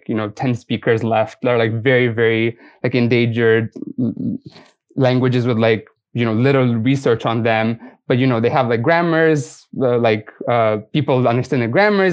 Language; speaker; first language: English; non-native, fluent; Romanian